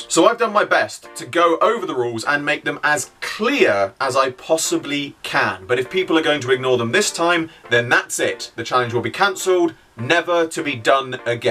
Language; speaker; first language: English; native; English